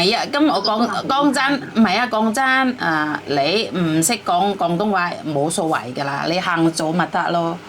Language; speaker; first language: Cantonese; non-native, fluent; Javanese